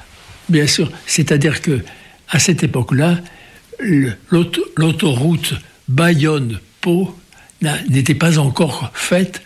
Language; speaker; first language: French; native; French